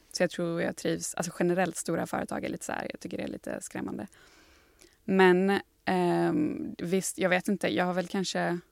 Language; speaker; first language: Swedish; native; Swedish